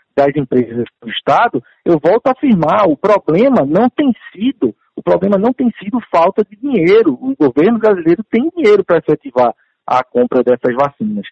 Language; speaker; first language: Portuguese; native; Portuguese